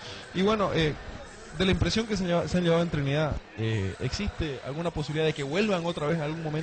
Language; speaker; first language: Spanish; native; Spanish